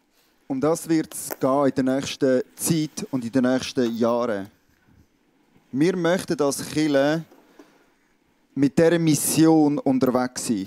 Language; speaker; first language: German; native; German